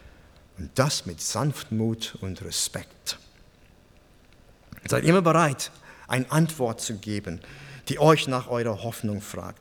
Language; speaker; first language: German; non-native, fluent; English